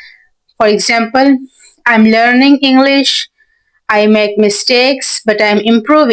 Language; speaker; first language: English; non-native, learner; Hindi